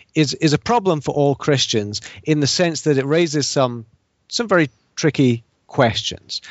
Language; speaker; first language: English; native; English